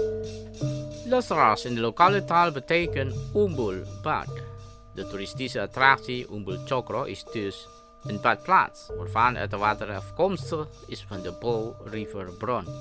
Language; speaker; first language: Dutch; non-native, fluent; Indonesian